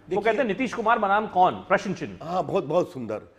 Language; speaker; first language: Hindi; native; Hindi